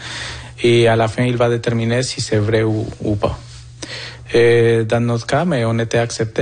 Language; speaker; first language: French; non-native, fluent; Spanish